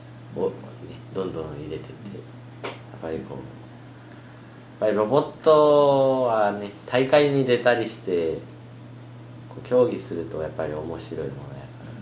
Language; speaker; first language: Japanese; native; Japanese